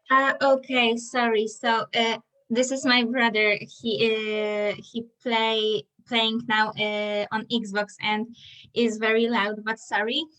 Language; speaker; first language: English; non-native, learner; Polish